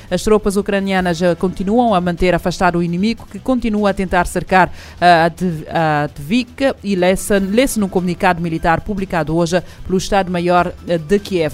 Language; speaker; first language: Portuguese; non-native, local second language; Kabuverdianu